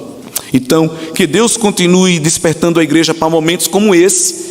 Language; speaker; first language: Portuguese; native; Portuguese